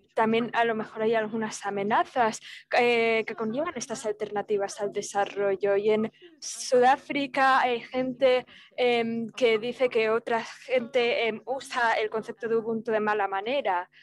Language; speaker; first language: Spanish; non-native, fluent; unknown